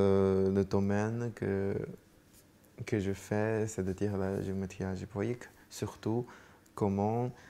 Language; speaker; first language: French; non-native, fluent; Chinese